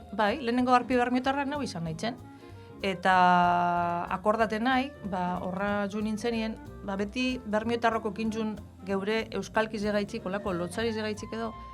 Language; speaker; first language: Basque; native; Basque